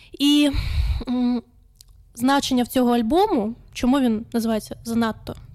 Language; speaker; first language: Ukrainian; non-native, local second language; Russian